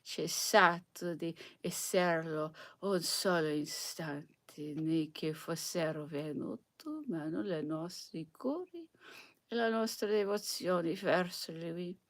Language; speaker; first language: Italian; non-native, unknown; English